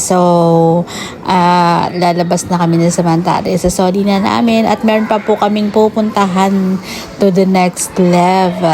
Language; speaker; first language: Filipino; native; Filipino